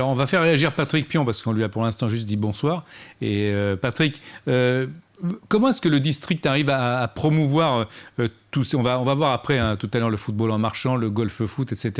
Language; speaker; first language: French; native; French